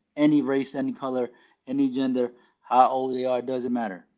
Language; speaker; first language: English; early bilingual, other home language; Filipino